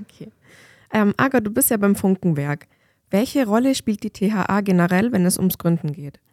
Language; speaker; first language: German; native; German